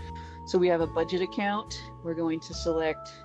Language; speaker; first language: English; native; English